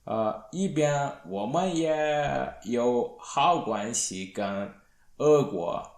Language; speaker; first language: Chinese; non-native, learner; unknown